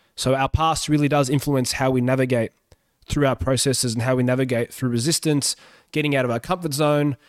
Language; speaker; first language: English; early bilingual, other home language; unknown